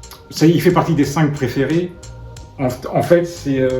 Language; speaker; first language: French; native; French